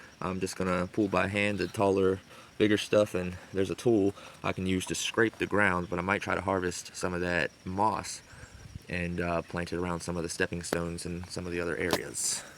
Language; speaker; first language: English; native; English